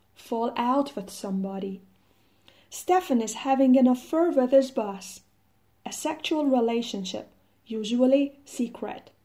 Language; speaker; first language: English; non-native, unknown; Persian